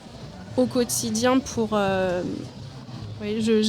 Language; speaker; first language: French; native; French